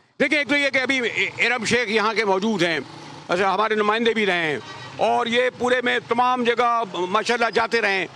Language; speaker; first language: Urdu; native; Urdu